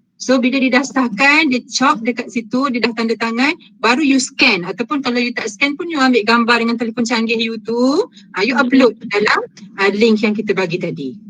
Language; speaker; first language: Malay; native; Malay